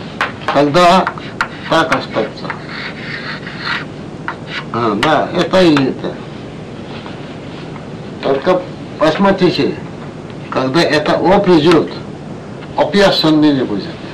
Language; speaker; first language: Russian; non-native, learner; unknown